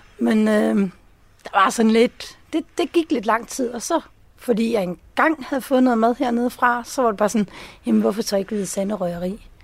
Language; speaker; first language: Danish; native; Danish